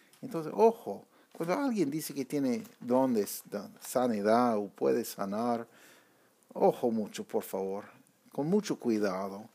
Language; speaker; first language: Spanish; non-native, fluent; English